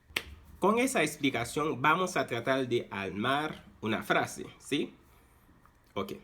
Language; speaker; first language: Spanish; non-native, fluent; Haitian Creole